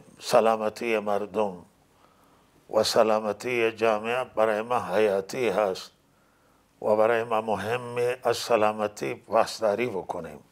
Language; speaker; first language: Persian; non-native, local second language; Baluchi